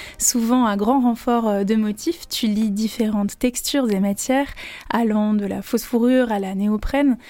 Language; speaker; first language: French; native; French